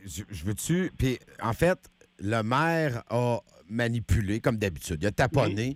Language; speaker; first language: French; native; French